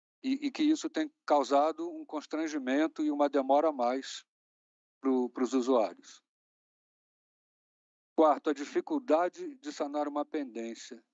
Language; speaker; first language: Portuguese; native; Portuguese